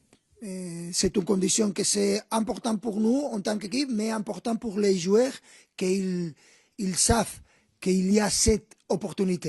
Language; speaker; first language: French; non-native, fluent; Spanish